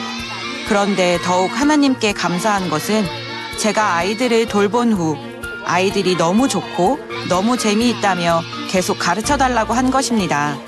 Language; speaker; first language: Korean; non-native, fluent; Thai